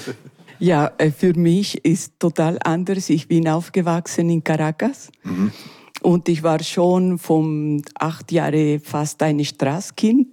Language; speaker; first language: German; non-native, learner; Spanish